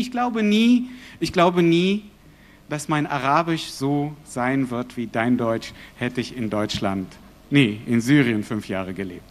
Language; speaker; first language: German; non-native, fluent; Arabic